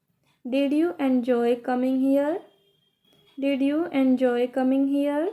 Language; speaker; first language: English; non-native, local second language; Hindi